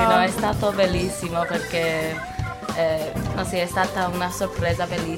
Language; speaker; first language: Italian; non-native, fluent; English